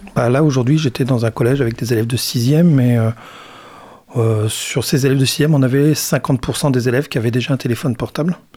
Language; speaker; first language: French; native; French